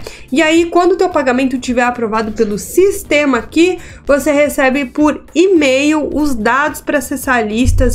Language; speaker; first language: Portuguese; native; Portuguese